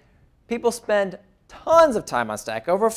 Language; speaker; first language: English; native; English